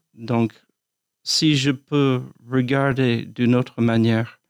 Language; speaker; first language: French; non-native, fluent; English